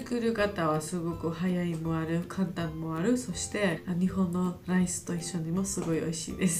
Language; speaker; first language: Japanese; non-native, learner; Georgian